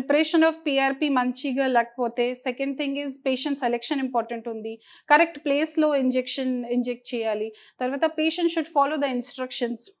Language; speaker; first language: Telugu; non-native, local second language; Hindi